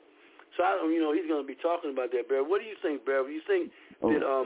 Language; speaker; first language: English; native; English